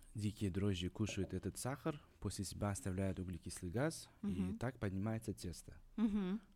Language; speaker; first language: Russian; non-native, local second language; Uzbek